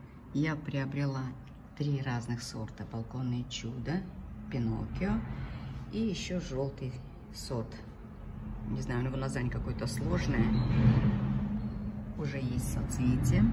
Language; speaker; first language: Russian; native; Russian